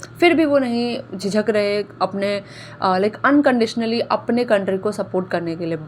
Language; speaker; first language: Hindi; native; Hindi